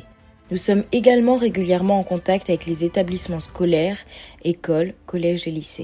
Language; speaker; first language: French; native; French